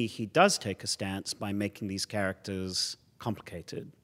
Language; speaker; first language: English; native; English